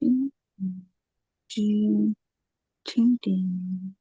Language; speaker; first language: Chinese; non-native, learner; Indonesian